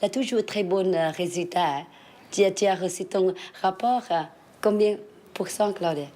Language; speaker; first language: French; early bilingual, other home language; Vietnamese